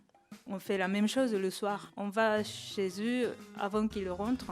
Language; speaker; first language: French; non-native, fluent; Japanese